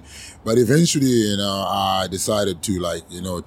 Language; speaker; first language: English; non-native, local second language; Shona